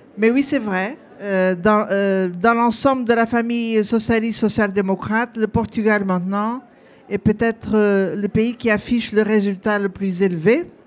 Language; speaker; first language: French; non-native, fluent; Portuguese